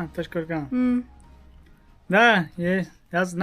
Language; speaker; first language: Russian; non-native, local second language; Tajik